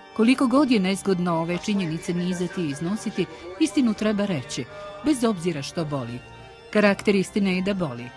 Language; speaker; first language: Croatian; native; Croatian